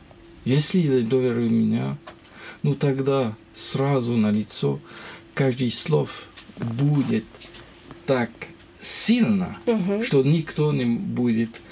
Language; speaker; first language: Russian; non-native, learner; French